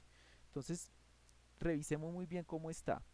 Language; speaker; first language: Spanish; native; Spanish